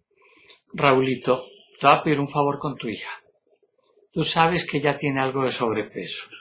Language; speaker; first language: Spanish; native; Spanish